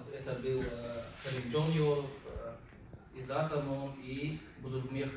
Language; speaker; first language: Russian; non-native, local second language; Tajik